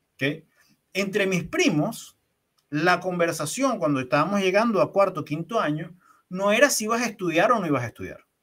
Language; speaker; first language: Spanish; native; Spanish